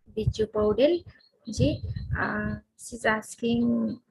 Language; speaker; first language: English; non-native, local second language; Nepali